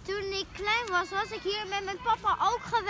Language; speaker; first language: Dutch; early bilingual, other home language; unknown